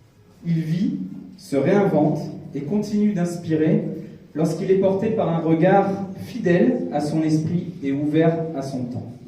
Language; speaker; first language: French; native; French